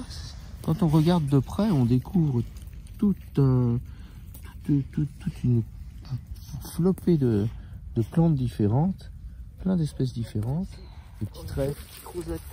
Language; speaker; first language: French; native; French